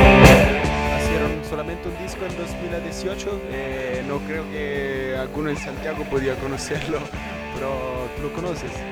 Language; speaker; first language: Spanish; non-native, learner; Italian